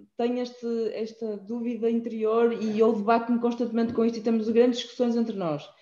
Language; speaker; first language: Portuguese; native; Portuguese